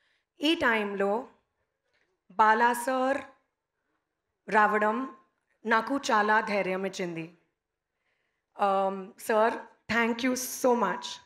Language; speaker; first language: Telugu; non-native, learner; Hindi